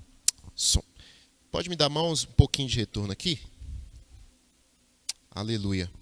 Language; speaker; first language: Portuguese; native; Portuguese